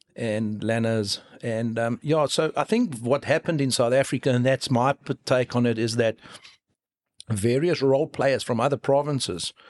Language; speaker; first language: English; non-native, local second language; Afrikaans